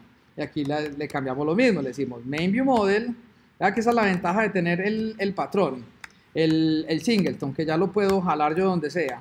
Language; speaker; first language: Spanish; native; Spanish